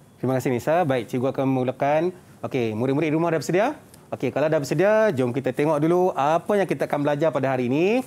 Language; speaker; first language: Malay; native; Malay